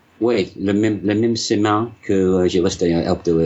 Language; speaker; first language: French; non-native, learner; English